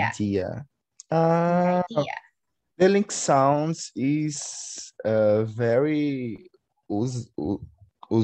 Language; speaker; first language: English; non-native, learner; Portuguese